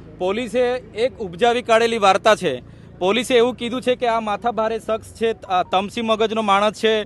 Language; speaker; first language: Gujarati; non-native, local second language; Vasavi